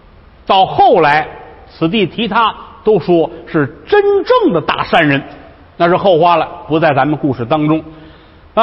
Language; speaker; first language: Chinese; native; Chinese